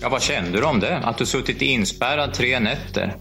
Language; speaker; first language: Swedish; native; Swedish